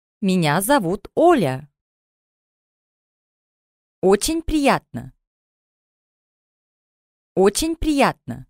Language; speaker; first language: Russian; non-native, learner; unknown